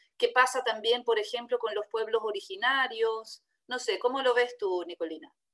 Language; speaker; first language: Spanish; native; Spanish